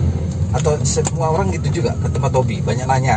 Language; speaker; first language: Indonesian; native; Indonesian